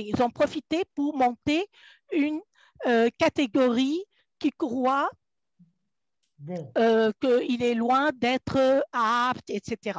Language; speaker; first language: French; non-native, fluent; Arabic